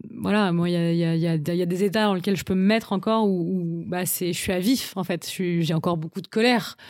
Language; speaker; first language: French; native; French